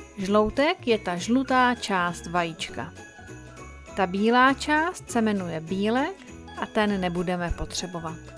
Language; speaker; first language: Czech; native; Czech